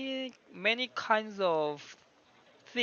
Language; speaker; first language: English; non-native, learner; Korean